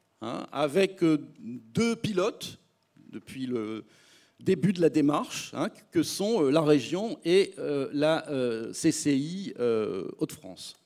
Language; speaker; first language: French; native; French